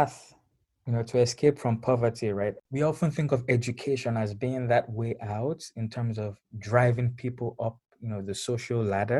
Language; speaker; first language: English; non-native, local second language; Yoruba